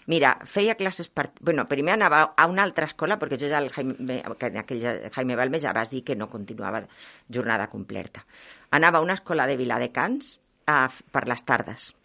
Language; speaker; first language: Catalan; non-native, local second language; Spanish